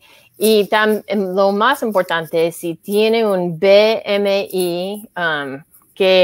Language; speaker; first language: Spanish; non-native, learner; English